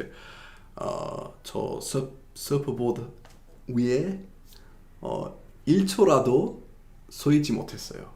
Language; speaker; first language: Korean; non-native, fluent; English